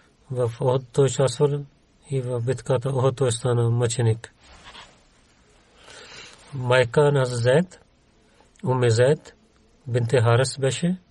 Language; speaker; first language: Bulgarian; non-native, learner; Urdu